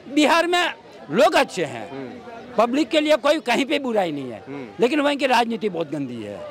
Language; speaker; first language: Hindi; non-native, local second language; Gujarati